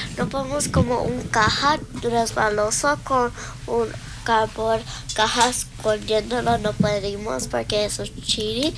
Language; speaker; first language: Spanish; early bilingual, other home language; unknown